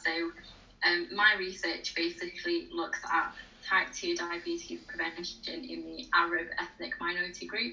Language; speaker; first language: English; native; English